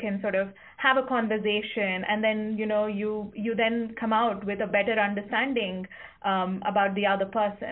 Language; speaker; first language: English; non-native, local second language; Kannada